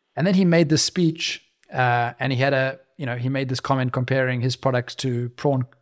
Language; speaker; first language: English; native; English